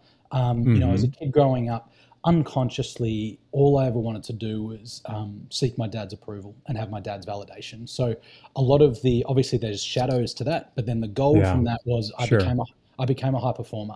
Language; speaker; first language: English; native; English